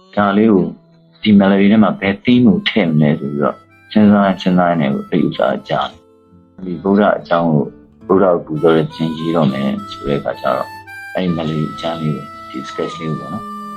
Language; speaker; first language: Burmese; native; Burmese